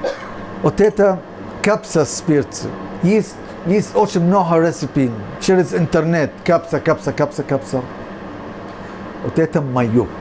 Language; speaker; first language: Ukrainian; non-native, learner; English